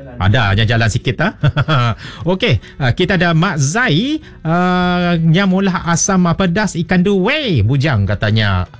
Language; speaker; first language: Malay; native; Malay